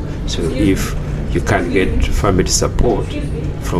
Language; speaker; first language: English; non-native, local second language; Kinyarwanda